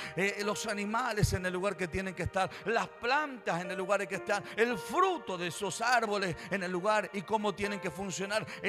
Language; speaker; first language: Spanish; native; Spanish